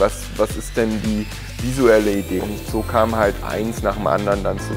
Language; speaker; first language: German; native; German